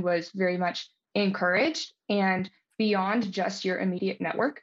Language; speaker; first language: English; native; English